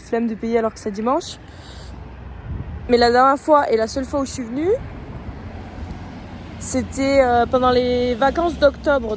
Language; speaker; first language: French; native; French